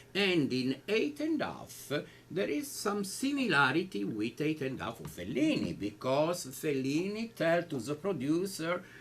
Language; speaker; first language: English; non-native, learner; Italian